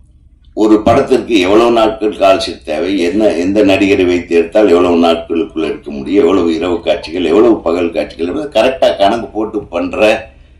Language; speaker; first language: Tamil; native; Tamil